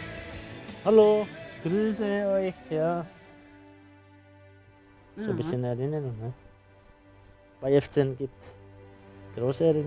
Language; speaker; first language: German; non-native, fluent; Czech